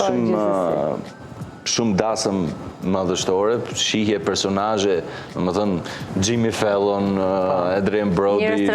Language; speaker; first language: Albanian; native; Albanian